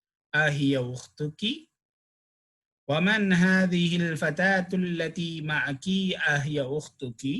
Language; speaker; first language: Arabic; non-native, fluent; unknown